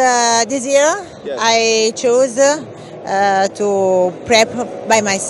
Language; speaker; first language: English; non-native, learner; Italian